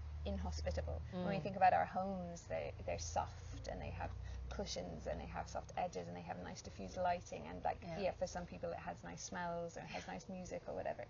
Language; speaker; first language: English; native; English